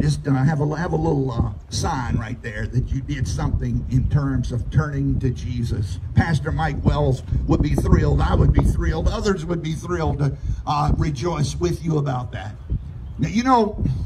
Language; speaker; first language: English; native; English